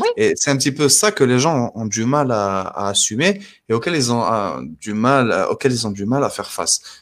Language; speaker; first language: French; non-native, local second language; Arabic